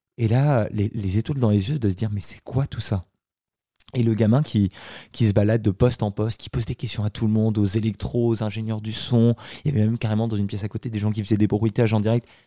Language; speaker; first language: French; early bilingual, other home language; Arabic